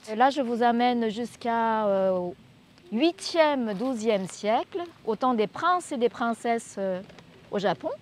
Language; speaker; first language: French; non-native, fluent; Japanese